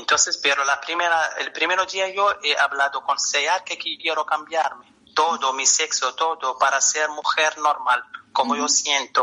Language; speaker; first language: Spanish; non-native, learner; Arabic